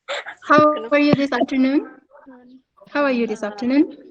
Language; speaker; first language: English; non-native, fluent; Indonesian